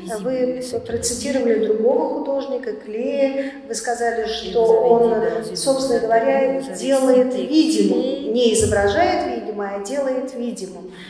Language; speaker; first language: Russian; native; Russian